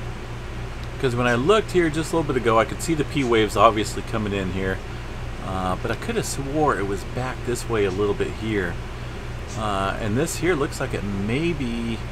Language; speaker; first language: English; native; English